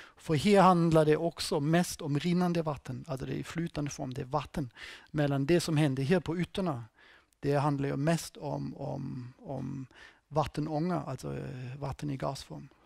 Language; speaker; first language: Swedish; non-native, fluent; German